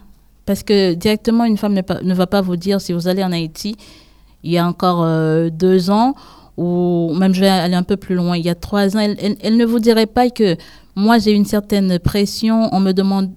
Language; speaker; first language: French; non-native, local second language; Haitian Creole